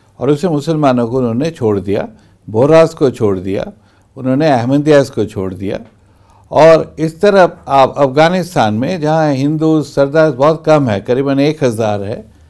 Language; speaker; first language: Hindi; non-native, local second language; Bangla